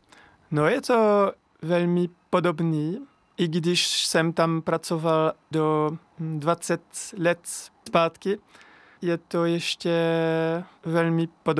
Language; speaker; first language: Czech; non-native, learner; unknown